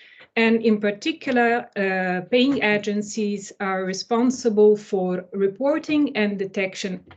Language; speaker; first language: English; non-native, fluent; Italian